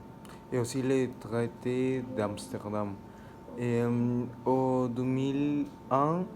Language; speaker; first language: French; non-native, learner; Spanish